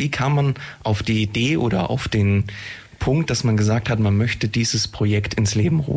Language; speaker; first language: German; native; German